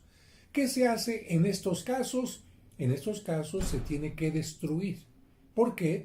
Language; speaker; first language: Spanish; native; Spanish